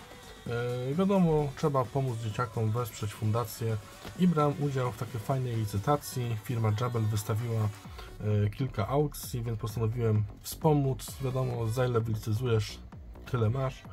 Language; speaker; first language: Polish; native; Polish